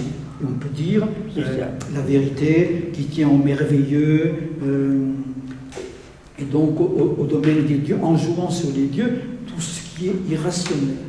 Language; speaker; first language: French; native; French